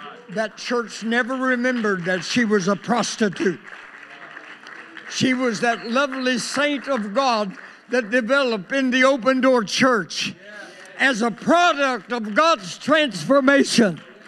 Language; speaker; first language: English; native; English